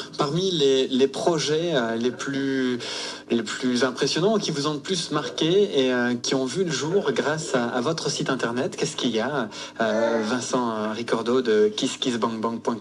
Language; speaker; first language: French; native; French